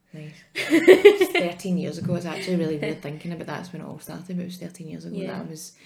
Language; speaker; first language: English; native; English